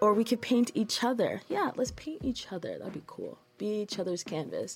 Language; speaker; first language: English; native; English